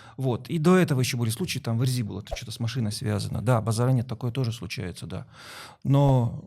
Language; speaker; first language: Russian; native; Russian